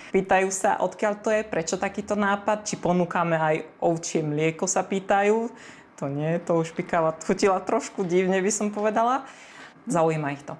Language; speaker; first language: Slovak; native; Slovak